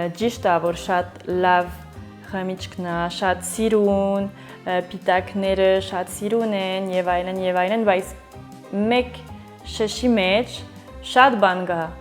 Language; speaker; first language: Armenian; early bilingual, heritage; Armenian